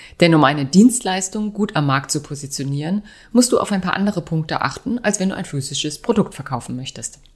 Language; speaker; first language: German; native; German